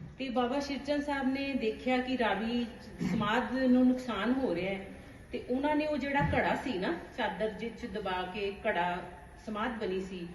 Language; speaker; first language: Punjabi; native; Punjabi